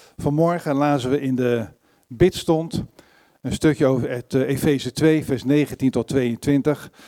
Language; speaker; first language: Dutch; native; Dutch